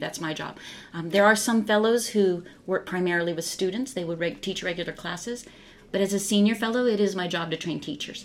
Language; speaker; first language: English; native; English